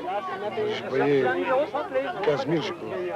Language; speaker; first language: French; native; French